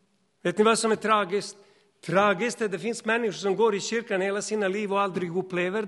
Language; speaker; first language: Swedish; non-native, fluent; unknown